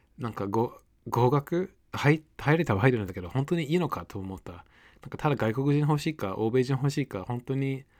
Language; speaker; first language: Japanese; non-native, fluent; English